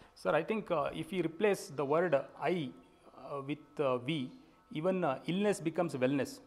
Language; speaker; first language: English; non-native, local second language; Kannada